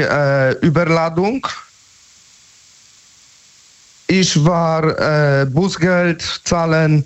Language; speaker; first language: German; non-native, learner; Polish